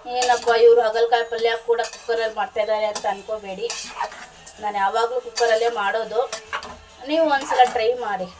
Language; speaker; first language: Kannada; non-native, local second language; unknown